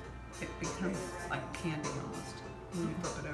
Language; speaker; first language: English; native; English